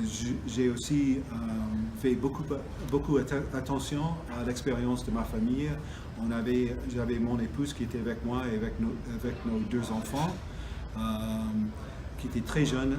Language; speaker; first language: French; non-native, fluent; English